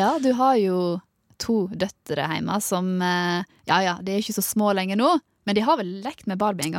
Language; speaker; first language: Norwegian; native; Norwegian